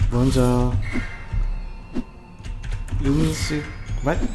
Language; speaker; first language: Korean; non-native, learner; English